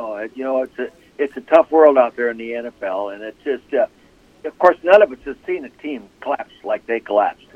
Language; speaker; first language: English; native; English